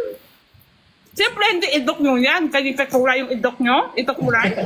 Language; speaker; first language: Filipino; non-native, learner; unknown